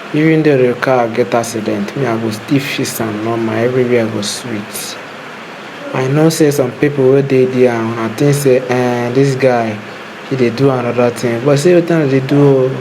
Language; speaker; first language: Nigerian Pidgin; native; Nigerian Pidgin